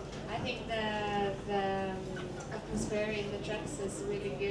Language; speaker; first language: English; non-native, learner; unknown